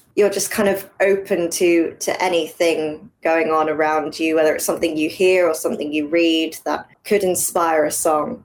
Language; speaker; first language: English; native; English